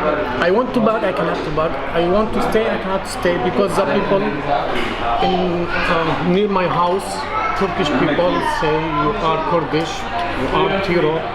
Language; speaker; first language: English; non-native, learner; Kurdish